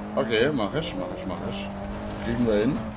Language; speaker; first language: German; native; German